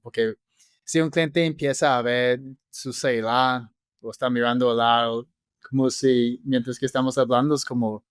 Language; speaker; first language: Spanish; non-native, fluent; English